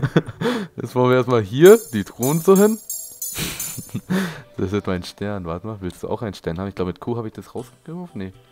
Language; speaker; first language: German; native; German